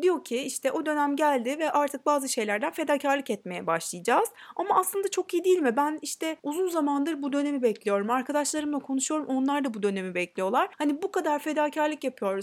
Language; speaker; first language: Turkish; native; Turkish